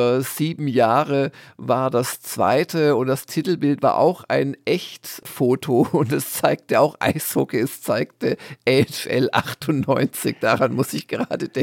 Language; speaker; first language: German; native; German